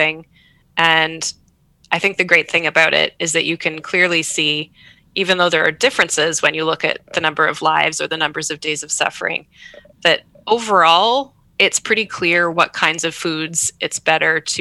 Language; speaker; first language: English; native; English